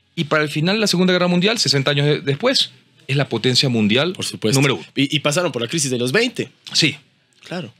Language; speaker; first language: Spanish; native; Spanish